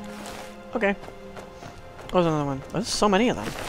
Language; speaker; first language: English; native; English